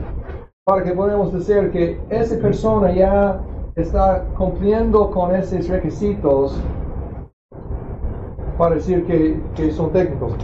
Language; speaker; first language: Spanish; non-native, fluent; English